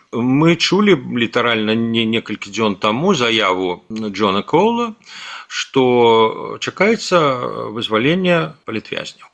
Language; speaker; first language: Belarusian; non-native, local second language; Russian